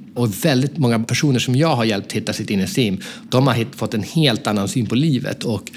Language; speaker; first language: Swedish; native; Swedish